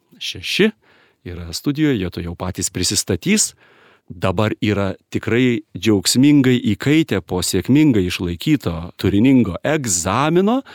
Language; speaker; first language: Lithuanian; native; Lithuanian